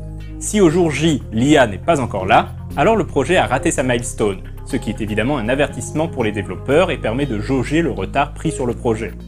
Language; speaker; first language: French; native; French